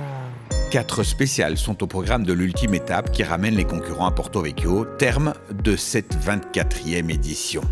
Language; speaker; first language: French; native; French